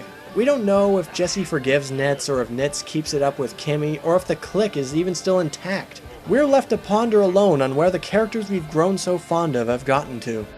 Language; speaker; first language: English; native; English